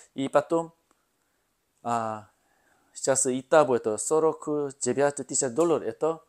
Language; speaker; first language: Russian; non-native, learner; Korean